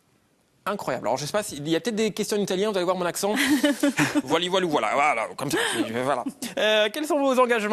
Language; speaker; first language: French; native; French